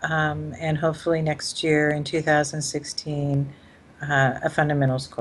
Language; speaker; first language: English; native; English